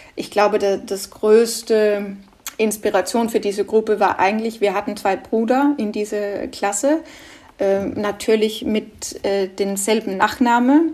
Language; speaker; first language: German; non-native, fluent; Norwegian